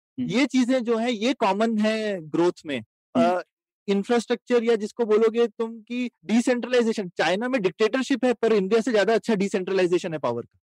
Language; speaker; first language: Hindi; native; Hindi